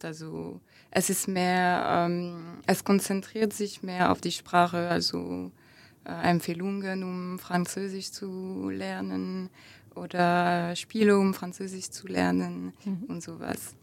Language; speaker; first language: German; non-native, fluent; French